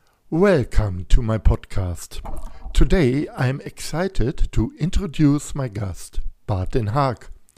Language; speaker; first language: English; non-native, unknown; German